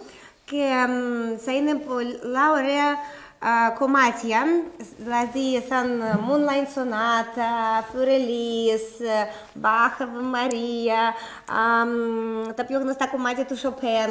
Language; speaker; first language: Greek; non-native, learner; Russian